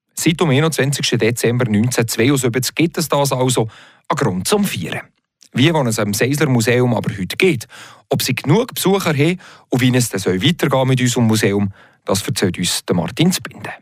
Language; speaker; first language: German; native; German